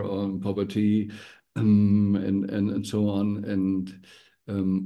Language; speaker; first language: English; non-native, fluent; German